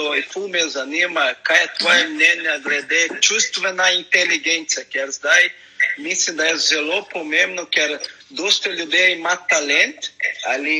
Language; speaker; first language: Slovenian; non-native, learner; Portuguese